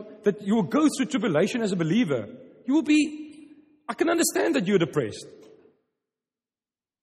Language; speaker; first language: English; non-native, local second language; Afrikaans